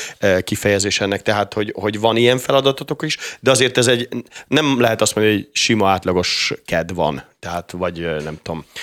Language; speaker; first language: Hungarian; native; Hungarian